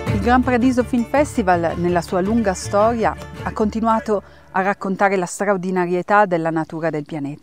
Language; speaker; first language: Italian; native; Italian